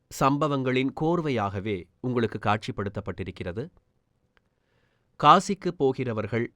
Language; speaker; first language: Tamil; native; Tamil